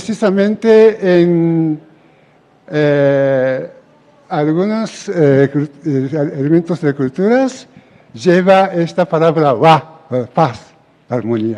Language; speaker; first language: Spanish; non-native, fluent; Japanese